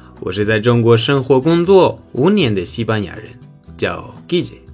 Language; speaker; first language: Chinese; non-native, fluent; Spanish